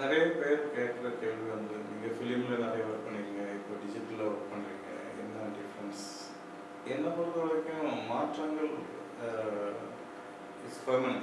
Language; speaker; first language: Tamil; non-native, local second language; Malayalam